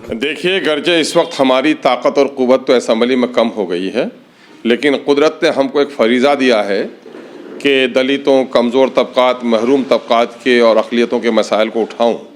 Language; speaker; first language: Urdu; native; Urdu